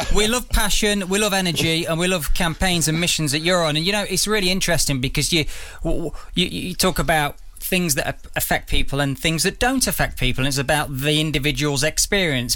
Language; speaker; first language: English; native; English